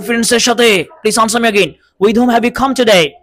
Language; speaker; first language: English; non-native, local second language; Bangla